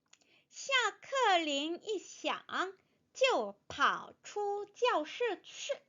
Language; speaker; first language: Chinese; non-native, fluent; Korean